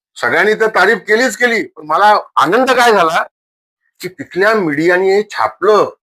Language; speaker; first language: Marathi; non-native, local second language; Marwari